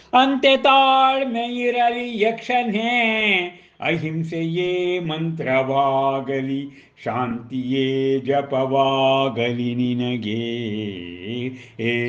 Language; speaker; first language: Kannada; native; Kannada